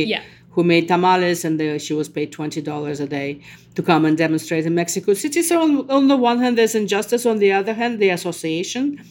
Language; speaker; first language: English; non-native, fluent; Russian